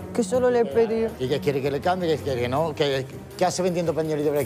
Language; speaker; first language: Spanish; non-native, fluent; Arabic